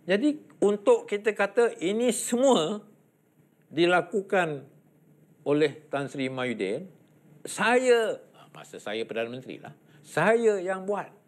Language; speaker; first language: Malay; native; Malay